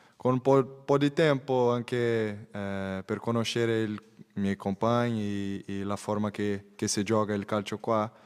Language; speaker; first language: Italian; non-native, learner; Portuguese